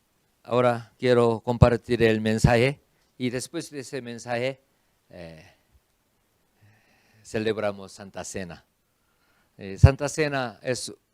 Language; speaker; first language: Spanish; non-native, fluent; Korean